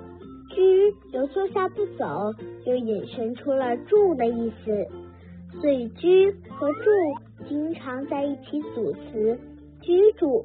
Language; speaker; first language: Chinese; native; Chinese